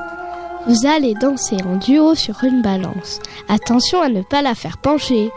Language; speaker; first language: French; native; French